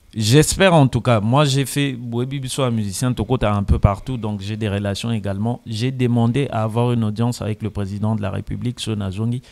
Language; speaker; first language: French; non-native, local second language; Lingala